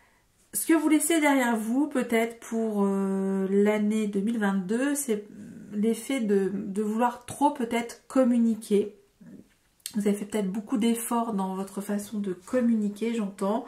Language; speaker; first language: French; native; French